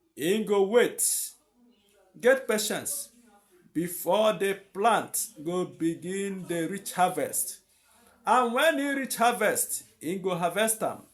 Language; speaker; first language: Nigerian Pidgin; non-native, local second language; Igbo